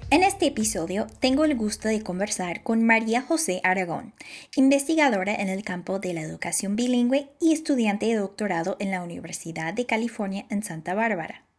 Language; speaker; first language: Spanish; non-native, fluent; English